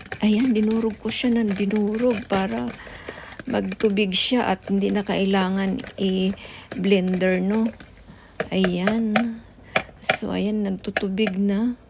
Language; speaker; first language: Filipino; non-native, local second language; Cebuano